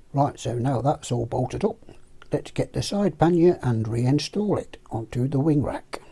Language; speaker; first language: English; native; English